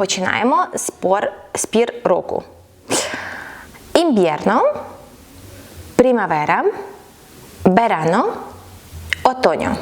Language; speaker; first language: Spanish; non-native, fluent; Ukrainian